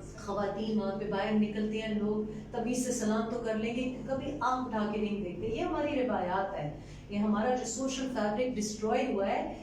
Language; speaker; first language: Urdu; non-native, local second language; Pashto